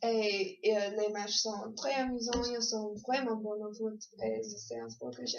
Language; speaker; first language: French; non-native, learner; English